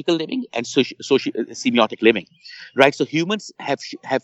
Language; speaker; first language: English; non-native, local second language; Urdu